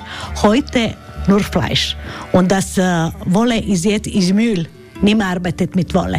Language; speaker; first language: German; non-native, learner; Croatian